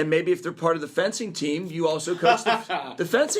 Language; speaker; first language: English; native; English